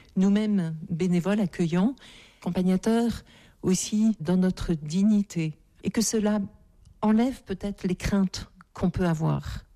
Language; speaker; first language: French; native; French